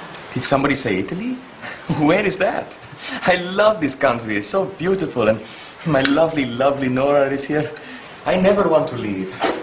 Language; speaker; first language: English; non-native, fluent; Italian